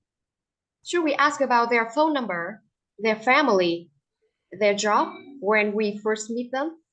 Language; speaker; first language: English; non-native, fluent; Vietnamese